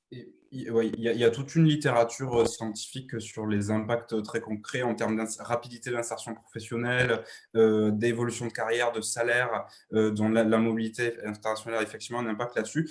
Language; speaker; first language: French; native; French